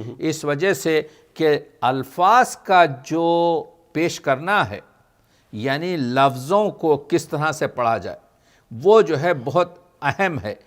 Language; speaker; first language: Urdu; native; Urdu